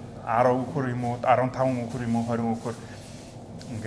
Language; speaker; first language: Mongolian; non-native, fluent; English